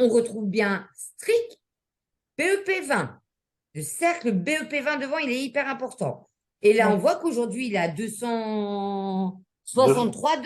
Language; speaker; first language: French; native; French